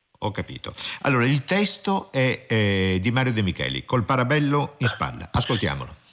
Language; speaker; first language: Italian; native; Italian